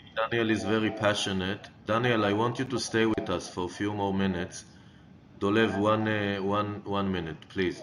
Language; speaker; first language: English; non-native, fluent; Hebrew